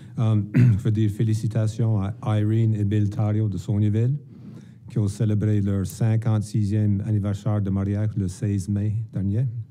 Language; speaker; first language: French; native; French